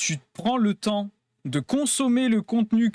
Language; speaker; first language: French; native; French